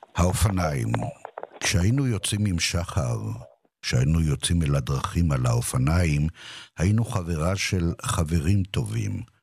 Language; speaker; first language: Hebrew; native; Hebrew